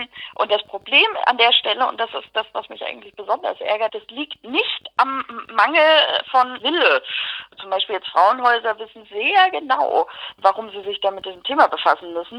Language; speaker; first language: German; native; German